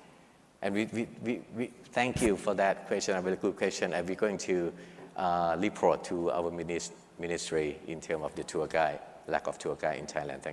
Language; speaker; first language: English; non-native, fluent; Thai